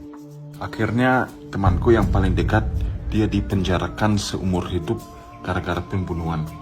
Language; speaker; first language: Indonesian; non-native, fluent; English